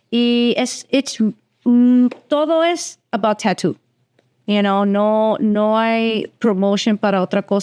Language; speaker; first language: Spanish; early bilingual, heritage; Spanish